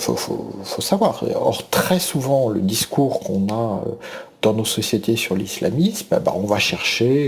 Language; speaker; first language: French; native; French